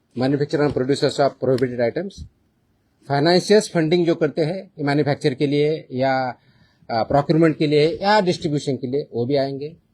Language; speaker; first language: Hindi; non-native, local second language; Marathi